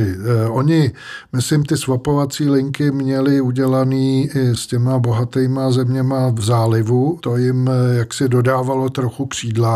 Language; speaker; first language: Czech; native; Czech